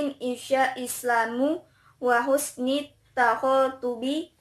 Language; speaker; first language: Arabic; non-native, learner; Indonesian